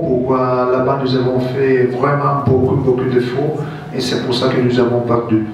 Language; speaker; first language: French; non-native, fluent; Turkish